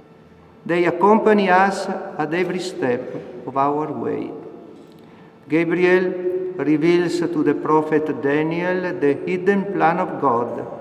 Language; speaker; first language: English; non-native, fluent; Italian